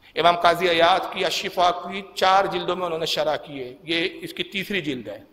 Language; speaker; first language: Urdu; native; Urdu